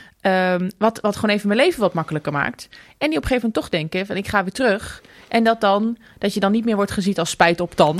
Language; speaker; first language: Dutch; native; Dutch